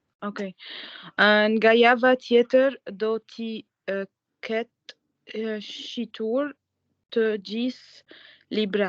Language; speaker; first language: Albanian; non-native, learner; Arabic